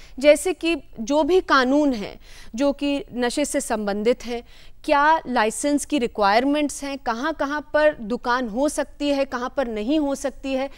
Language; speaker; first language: Hindi; native; Hindi